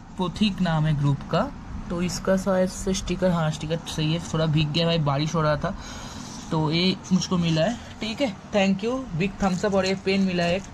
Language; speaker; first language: Hindi; non-native, local second language; Bangla